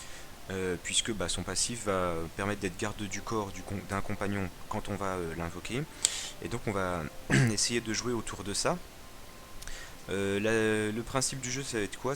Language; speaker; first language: French; native; French